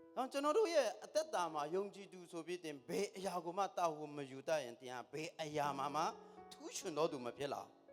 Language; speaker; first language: Burmese; non-native, local second language; Kachin